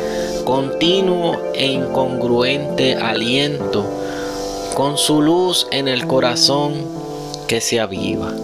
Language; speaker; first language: Spanish; native; Spanish